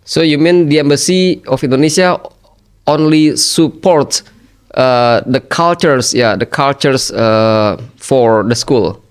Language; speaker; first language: English; non-native, fluent; Indonesian